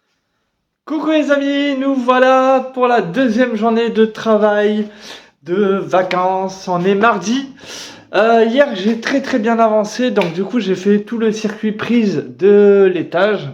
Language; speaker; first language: French; native; French